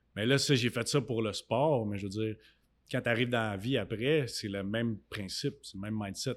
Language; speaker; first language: French; native; French